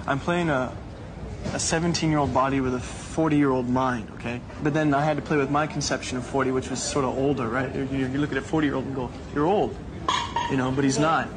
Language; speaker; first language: English; native; English